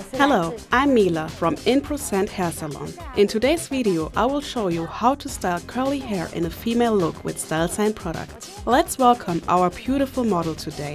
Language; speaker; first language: English; non-native, fluent; Chinese